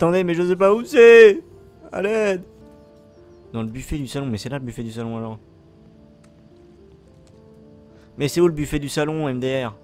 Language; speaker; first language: French; native; French